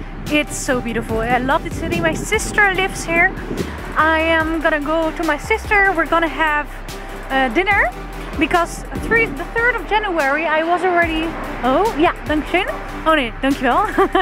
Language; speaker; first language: English; non-native, fluent; Dutch